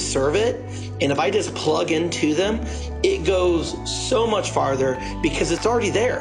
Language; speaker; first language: English; native; English